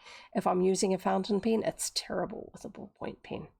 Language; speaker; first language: English; native; English